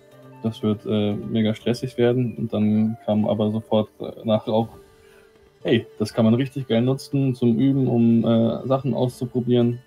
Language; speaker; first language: German; native; German